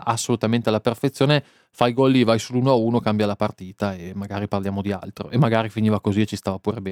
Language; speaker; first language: Italian; native; Italian